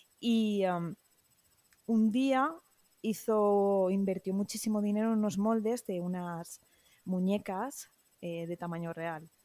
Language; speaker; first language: Spanish; native; Spanish